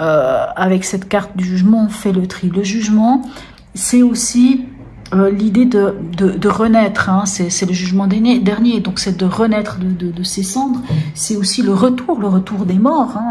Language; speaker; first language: French; native; French